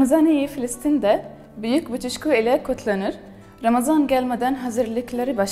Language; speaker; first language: Turkish; non-native, fluent; Arabic